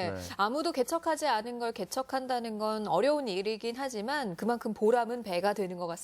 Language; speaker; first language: Korean; native; Korean